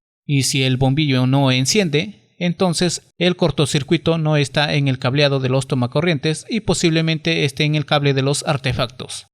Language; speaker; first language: Spanish; native; Spanish